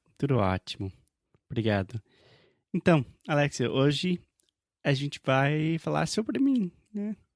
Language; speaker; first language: Portuguese; non-native, fluent; English